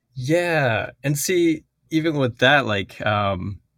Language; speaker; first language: English; early bilingual, other home language; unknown